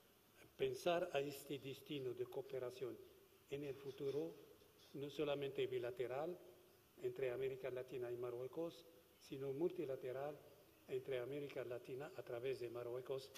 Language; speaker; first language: Spanish; non-native, fluent; Arabic